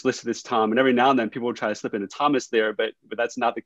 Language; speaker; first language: English; early bilingual, other home language; Vietnamese